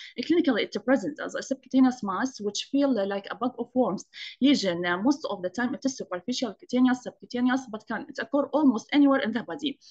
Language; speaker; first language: English; non-native, fluent; Arabic